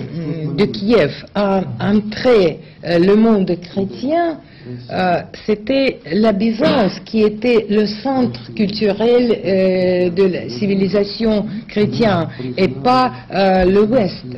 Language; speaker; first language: French; non-native, fluent; Russian